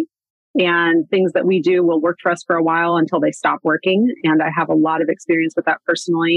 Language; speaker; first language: English; native; English